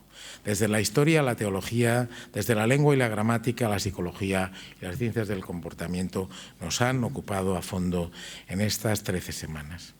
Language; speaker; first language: Spanish; native; Spanish